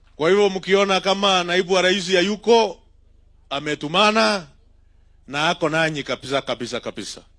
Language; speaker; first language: Swahili; non-native, local second language; Embu